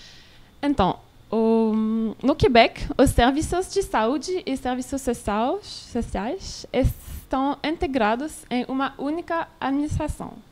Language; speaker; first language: Portuguese; non-native, learner; French